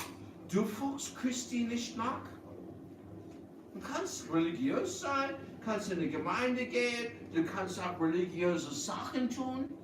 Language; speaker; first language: German; early bilingual, heritage; English